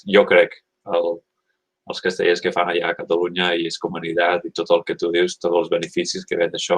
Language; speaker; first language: Catalan; non-native, learner; English